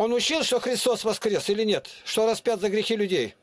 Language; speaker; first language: Russian; native; Russian